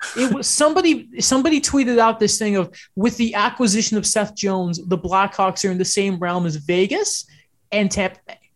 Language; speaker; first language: English; native; English